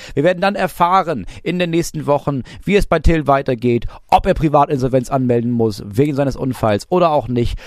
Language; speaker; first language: German; native; German